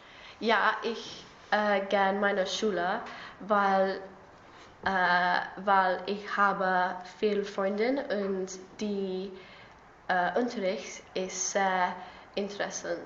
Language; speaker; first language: German; non-native, learner; English